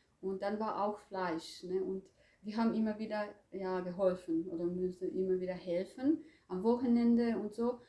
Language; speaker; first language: German; non-native, fluent; Croatian